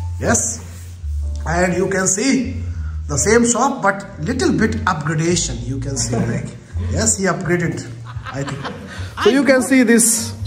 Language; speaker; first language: English; non-native, local second language; Hindi